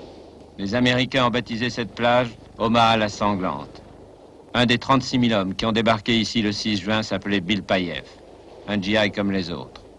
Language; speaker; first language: French; native; French